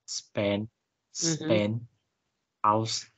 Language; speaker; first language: English; non-native, learner; Vietnamese